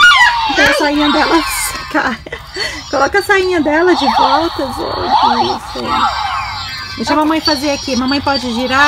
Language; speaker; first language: Portuguese; native; Portuguese